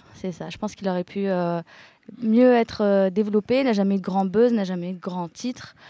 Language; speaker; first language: French; native; French